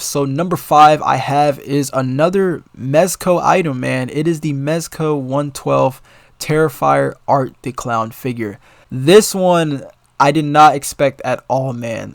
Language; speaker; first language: English; native; English